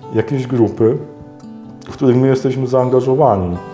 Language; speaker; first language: Polish; native; Polish